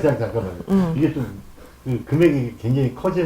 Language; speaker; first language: Korean; native; Korean